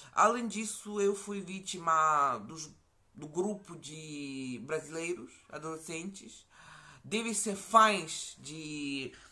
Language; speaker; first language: Portuguese; non-native, fluent; Ukrainian